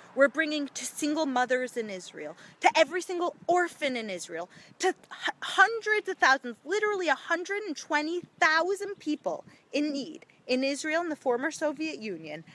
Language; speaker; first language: English; native; English